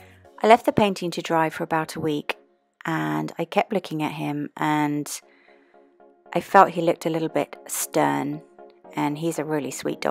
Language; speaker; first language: English; native; English